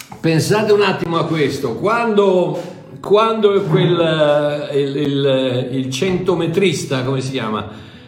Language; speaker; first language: Italian; native; Italian